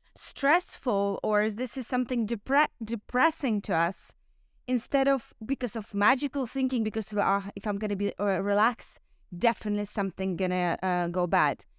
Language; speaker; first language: English; non-native, fluent; Ukrainian